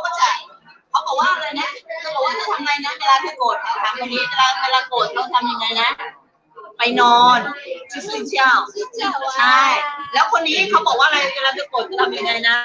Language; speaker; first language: Thai; native; Thai